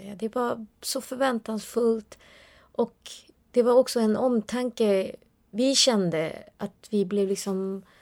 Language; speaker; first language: Swedish; early bilingual, other home language; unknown